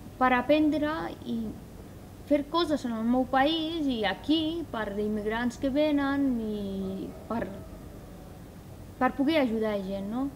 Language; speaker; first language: Catalan; non-native, learner; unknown